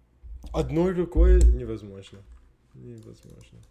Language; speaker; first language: Russian; non-native, learner; English